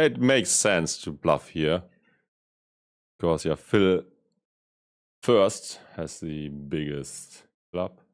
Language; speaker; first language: English; non-native, fluent; German